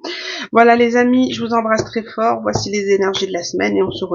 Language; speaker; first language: French; native; French